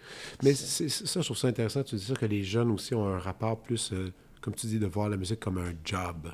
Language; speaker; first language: French; native; French